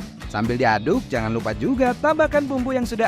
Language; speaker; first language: Indonesian; native; Indonesian